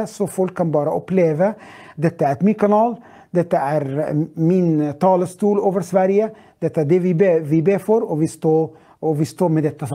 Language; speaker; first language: Swedish; non-native, fluent; Arabic